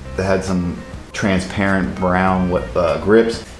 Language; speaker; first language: English; native; English